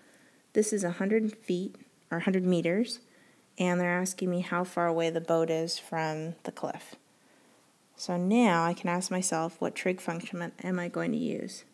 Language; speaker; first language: English; native; English